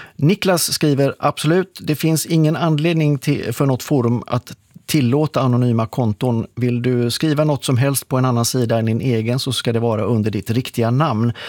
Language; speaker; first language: Swedish; native; Swedish